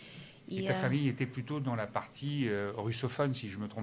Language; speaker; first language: French; native; French